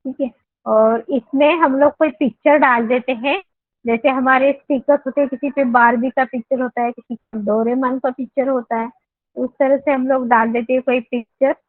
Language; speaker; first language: Hindi; non-native, local second language; Marathi